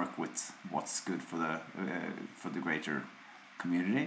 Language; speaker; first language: English; non-native, fluent; Norwegian